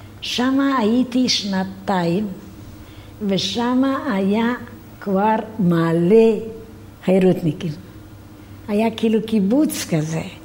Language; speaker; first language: Hebrew; non-native, fluent; Romanian